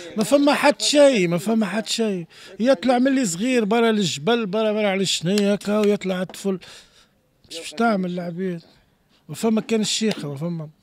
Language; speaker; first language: Arabic; native; Arabic